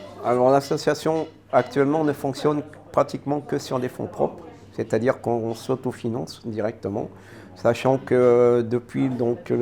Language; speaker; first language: French; native; French